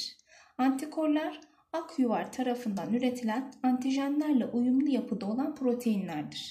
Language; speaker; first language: Turkish; native; Turkish